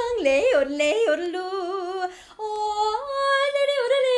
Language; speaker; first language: Chinese; non-native, fluent; English